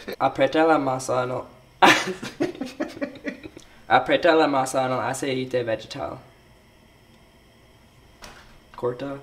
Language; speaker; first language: Spanish; non-native, learner; English